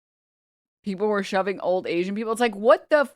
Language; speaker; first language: English; native; English